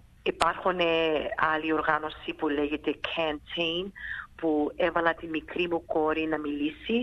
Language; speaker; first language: Greek; early bilingual, heritage; Greek